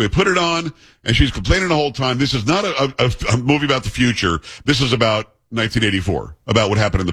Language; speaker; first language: English; native; English